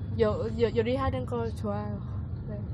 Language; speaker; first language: Korean; non-native, learner; Vietnamese